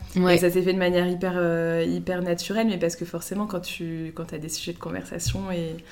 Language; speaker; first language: French; native; French